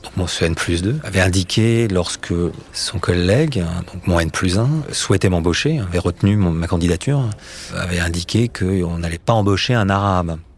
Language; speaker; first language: French; native; French